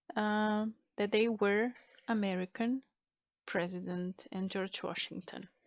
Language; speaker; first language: English; non-native, fluent; Macedonian